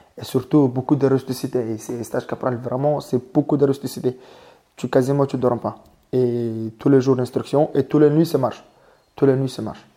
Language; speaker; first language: French; non-native, learner; Mongolian